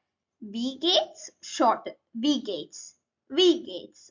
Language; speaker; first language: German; non-native, learner; Malayalam